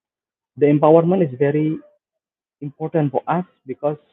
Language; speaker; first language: English; non-native, fluent; Indonesian